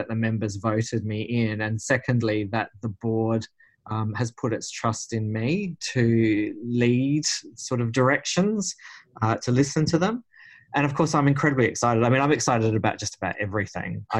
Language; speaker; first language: English; native; English